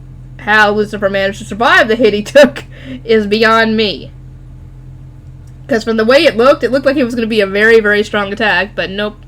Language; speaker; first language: English; native; English